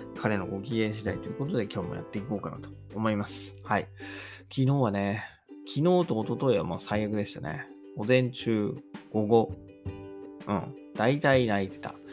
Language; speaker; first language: Japanese; native; Japanese